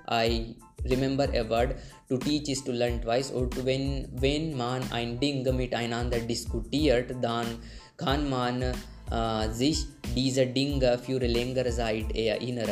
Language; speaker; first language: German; non-native, learner; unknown